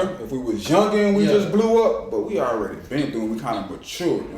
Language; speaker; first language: English; native; English